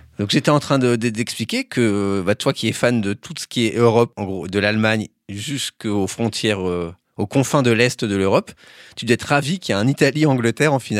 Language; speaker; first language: French; native; French